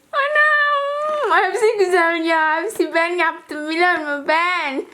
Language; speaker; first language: Turkish; non-native, learner; Indonesian